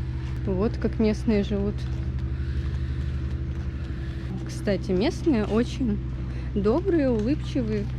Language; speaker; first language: Russian; native; Russian